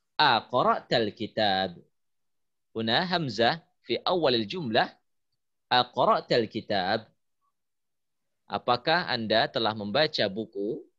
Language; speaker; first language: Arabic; non-native, fluent; Indonesian